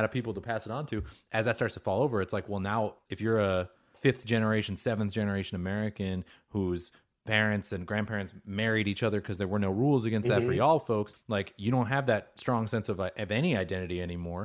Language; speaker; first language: English; early bilingual, other home language; Hebrew